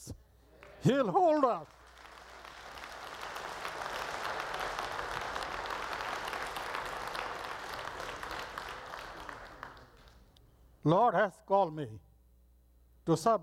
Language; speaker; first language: English; non-native, local second language; Bangla